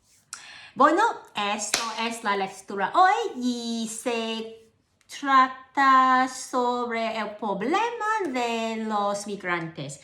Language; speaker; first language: Spanish; non-native, learner; Cantonese